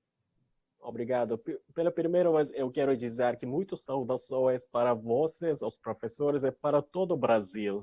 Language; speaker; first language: Portuguese; non-native, learner; Turkish